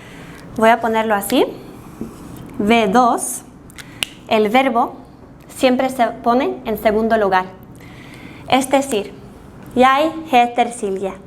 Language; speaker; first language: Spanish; non-native, fluent; Norwegian